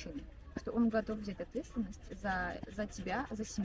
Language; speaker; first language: Russian; native; Russian